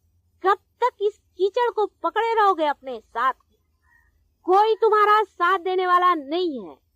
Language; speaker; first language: Hindi; non-native, local second language; Marathi